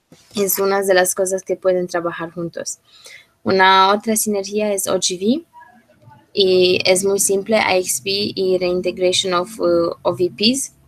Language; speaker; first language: Spanish; non-native, learner; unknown